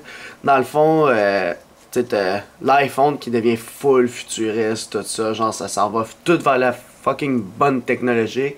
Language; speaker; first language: French; native; French